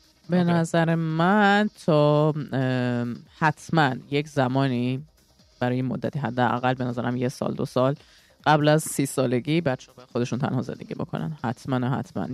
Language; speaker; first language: Persian; early bilingual, heritage; Persian